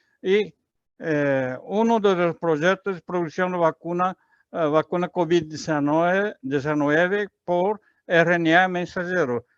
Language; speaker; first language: Spanish; non-native, learner; Portuguese